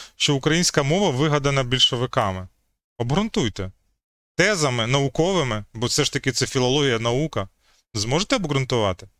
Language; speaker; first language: Ukrainian; native; Ukrainian